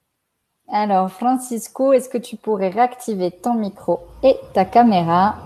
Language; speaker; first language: French; native; French